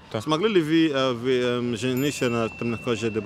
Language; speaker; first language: Russian; non-native, learner; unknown